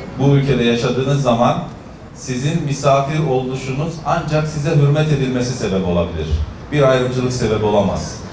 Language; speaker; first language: Turkish; native; Turkish